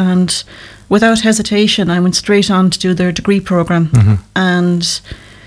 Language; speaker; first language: English; native; English